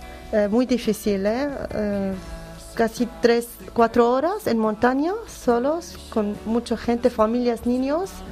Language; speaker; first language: Spanish; non-native, learner; Arabic